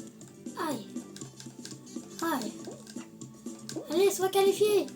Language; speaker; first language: French; native; French